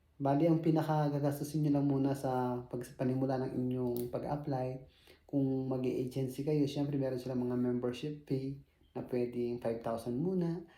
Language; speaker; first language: Filipino; native; Filipino